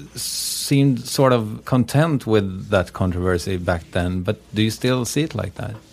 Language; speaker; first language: English; non-native, fluent; Swedish